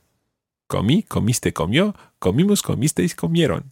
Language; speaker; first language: Spanish; non-native, fluent; English